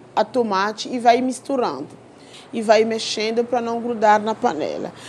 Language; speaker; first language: Portuguese; non-native, fluent; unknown